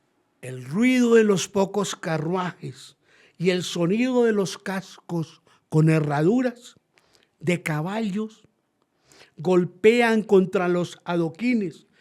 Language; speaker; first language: Spanish; native; Spanish